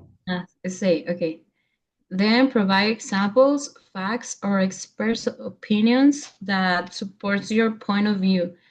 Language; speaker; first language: English; non-native, fluent; Spanish